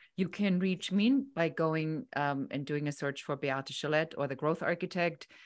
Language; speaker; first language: English; non-native, fluent; German